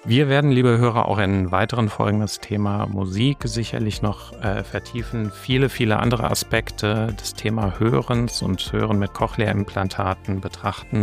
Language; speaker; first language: German; native; German